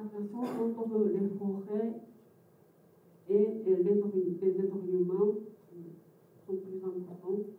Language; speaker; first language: French; non-native, fluent; Japanese